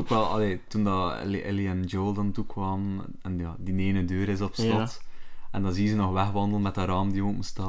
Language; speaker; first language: Dutch; native; Dutch